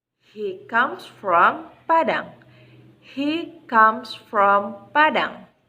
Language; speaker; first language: English; non-native, fluent; Indonesian